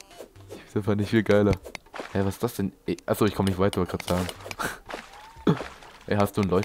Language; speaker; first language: German; native; German